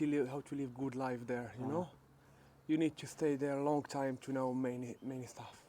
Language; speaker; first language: English; non-native, learner; Arabic